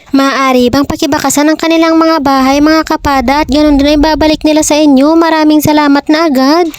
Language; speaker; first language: Filipino; non-native, local second language; Iloko